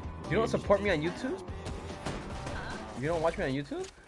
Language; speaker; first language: English; native; English